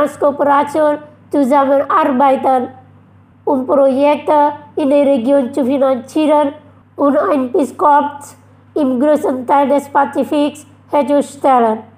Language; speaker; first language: German; non-native, fluent; Indonesian